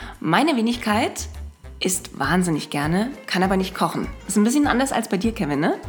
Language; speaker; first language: German; native; German